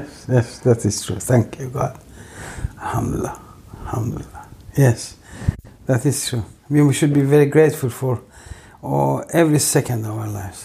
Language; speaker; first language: English; non-native, fluent; Persian